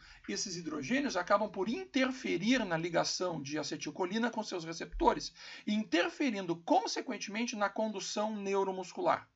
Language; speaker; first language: Portuguese; native; Portuguese